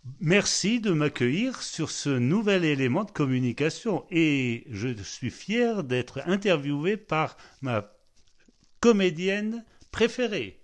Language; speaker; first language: French; early bilingual, other home language; Polish